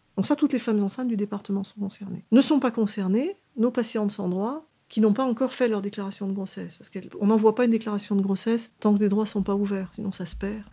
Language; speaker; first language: French; native; French